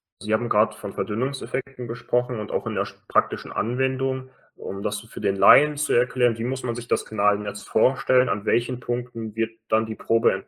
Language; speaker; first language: German; native; German